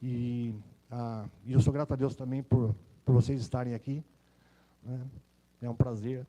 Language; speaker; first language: Portuguese; native; Portuguese